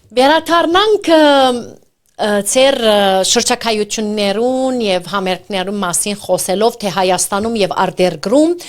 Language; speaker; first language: Armenian; early bilingual, heritage; Armenian